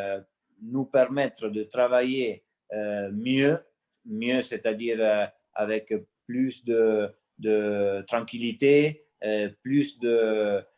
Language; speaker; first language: French; non-native, fluent; Italian